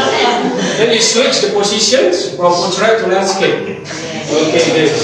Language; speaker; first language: English; non-native, learner; Indonesian